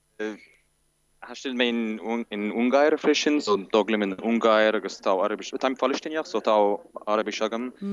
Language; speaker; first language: Irish; non-native, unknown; Arabic